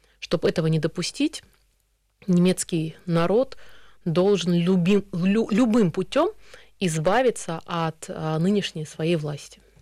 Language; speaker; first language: Russian; early bilingual, heritage; Russian